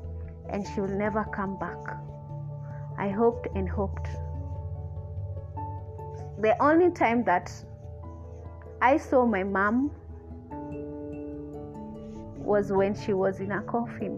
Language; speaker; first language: English; non-native, local second language; Kikuyu